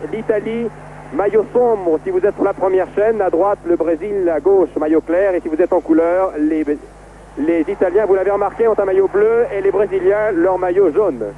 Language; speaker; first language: French; native; French